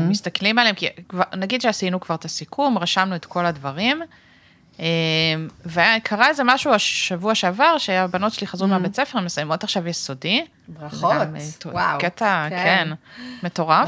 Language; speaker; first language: Hebrew; native; Hebrew